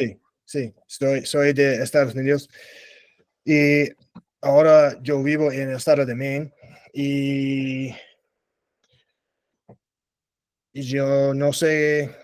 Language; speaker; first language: Spanish; non-native, learner; English